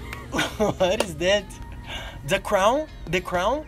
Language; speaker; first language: English; non-native, fluent; Portuguese